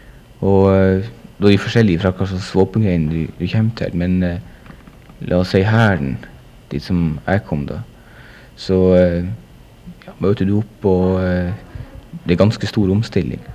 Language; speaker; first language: Norwegian; native; Norwegian